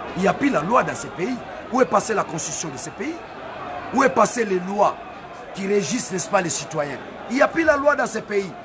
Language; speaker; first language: French; non-native, local second language; Lingala